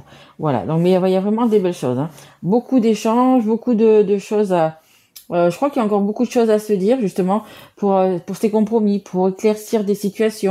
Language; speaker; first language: French; native; French